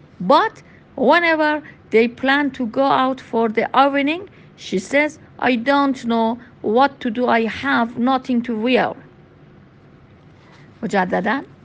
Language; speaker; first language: English; non-native, fluent; Persian